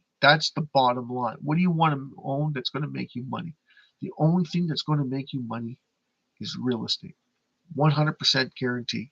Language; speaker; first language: English; native; English